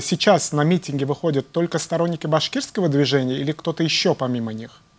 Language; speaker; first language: Russian; native; Russian